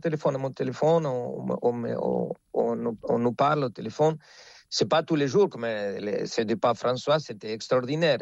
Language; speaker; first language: French; non-native, fluent; Spanish